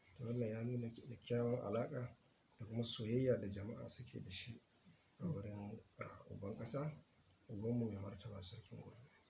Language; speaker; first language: Hausa; native; Hausa